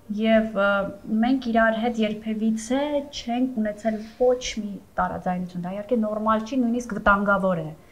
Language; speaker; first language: Armenian; native; Armenian